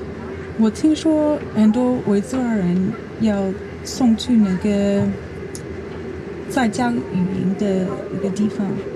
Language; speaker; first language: Chinese; non-native, fluent; English